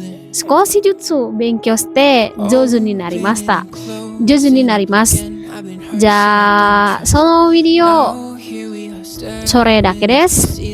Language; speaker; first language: Japanese; non-native, learner; Indonesian